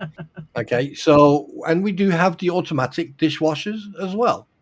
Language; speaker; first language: English; native; English